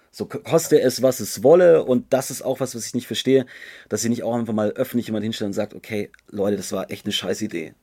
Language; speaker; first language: German; native; German